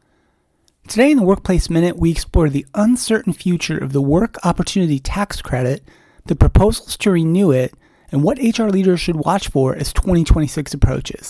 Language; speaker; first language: English; native; English